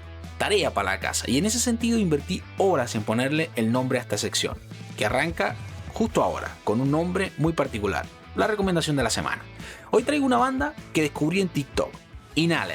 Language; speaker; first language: Spanish; native; Spanish